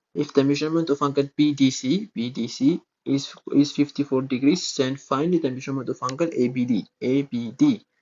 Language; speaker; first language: English; non-native, local second language; Amharic